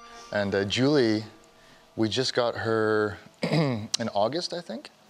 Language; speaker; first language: English; early bilingual, other home language; Korean